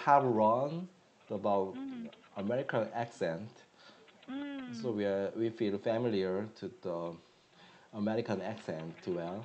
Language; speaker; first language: English; non-native, learner; Korean